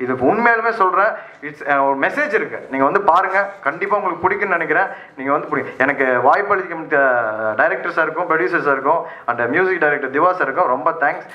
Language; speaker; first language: Tamil; native; Tamil